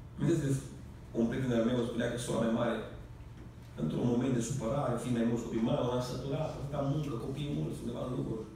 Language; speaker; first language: Romanian; native; Romanian